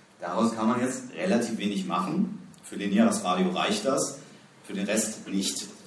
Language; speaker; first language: German; native; German